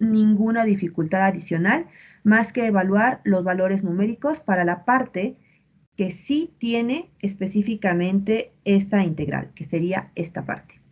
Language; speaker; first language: Spanish; native; Spanish